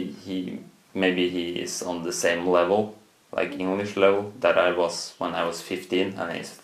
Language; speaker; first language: English; non-native, fluent; Norwegian